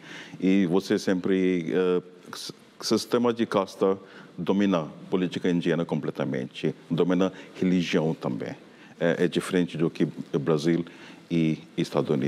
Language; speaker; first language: Portuguese; non-native, fluent; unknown